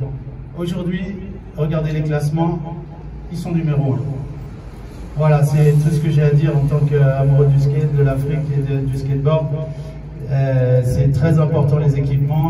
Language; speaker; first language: French; native; French